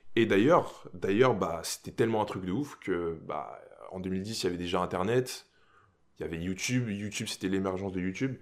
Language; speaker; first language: French; native; French